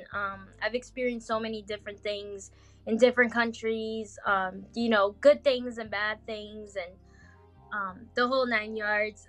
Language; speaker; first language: English; non-native, fluent; Portuguese